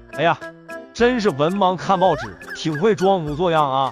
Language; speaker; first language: Chinese; native; Chinese